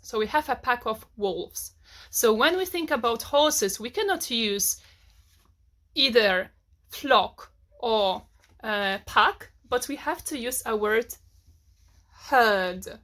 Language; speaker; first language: English; non-native, fluent; Polish